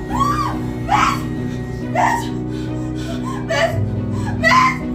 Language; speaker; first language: English; non-native, local second language; Filipino